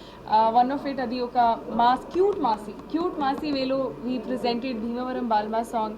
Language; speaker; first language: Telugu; non-native, fluent; Hindi